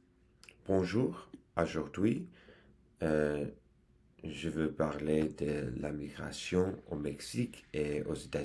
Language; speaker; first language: French; non-native, learner; English